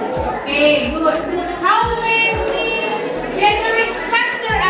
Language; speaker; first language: English; non-native, fluent; Indonesian